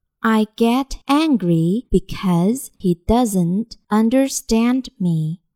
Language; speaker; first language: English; non-native, fluent; Chinese